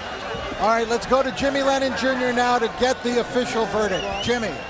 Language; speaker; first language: English; native; English